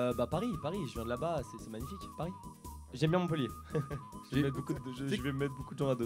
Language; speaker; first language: French; native; French